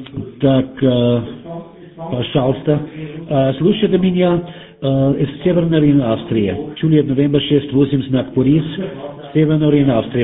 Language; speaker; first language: Russian; non-native, learner; German